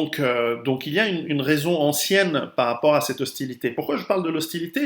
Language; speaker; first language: French; native; French